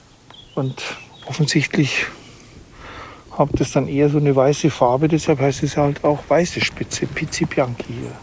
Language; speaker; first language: German; native; German